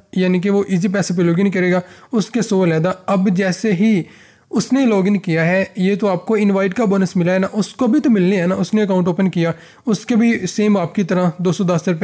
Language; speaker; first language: Urdu; native; Urdu